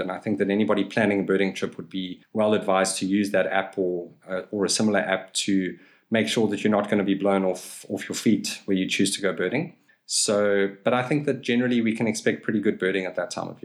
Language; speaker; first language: English; native; English